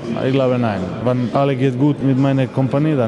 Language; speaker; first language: German; non-native, learner; Macedonian